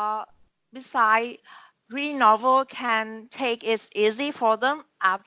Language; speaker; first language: English; non-native, learner; Vietnamese